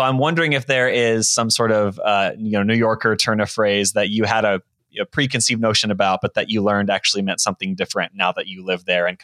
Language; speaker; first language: English; native; English